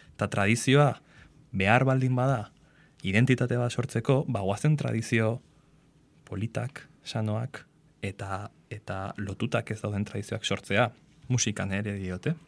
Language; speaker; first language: Basque; non-native, local second language; Spanish